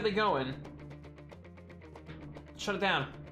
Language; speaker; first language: English; native; English